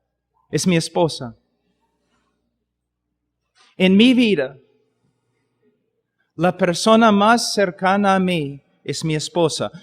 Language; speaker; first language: Spanish; non-native, fluent; English